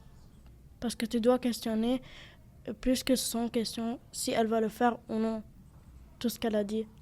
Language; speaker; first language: French; non-native, learner; Arabic